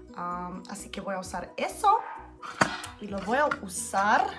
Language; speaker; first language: Spanish; non-native, learner; Bosnian